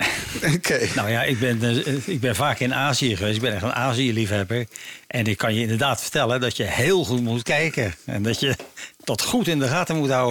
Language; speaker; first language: Dutch; native; Dutch